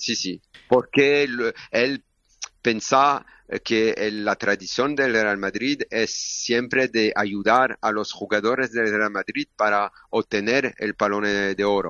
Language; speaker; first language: Spanish; non-native, learner; French